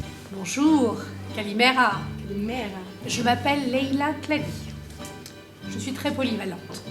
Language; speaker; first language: French; non-native, fluent; Greek